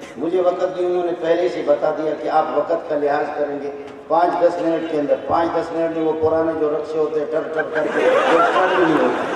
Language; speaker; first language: Urdu; non-native, local second language; Brahui